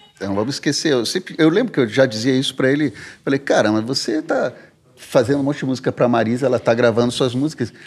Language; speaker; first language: Portuguese; early bilingual, heritage; Portuguese